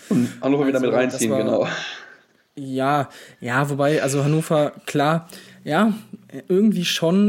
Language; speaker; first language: German; native; German